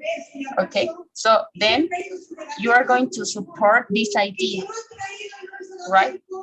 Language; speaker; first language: English; non-native, fluent; Spanish